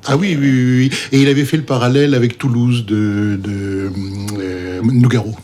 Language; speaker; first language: French; native; French